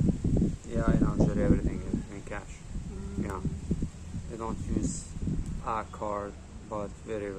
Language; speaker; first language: English; non-native, learner; Arabic